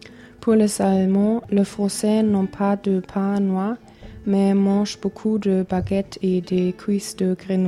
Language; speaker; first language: French; non-native, learner; German